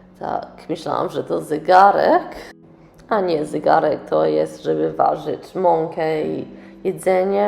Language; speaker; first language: Polish; early bilingual, heritage; English